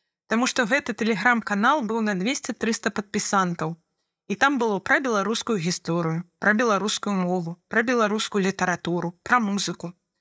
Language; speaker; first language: Belarusian; non-native, fluent; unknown